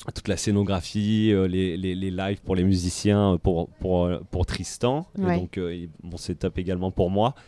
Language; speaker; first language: French; native; French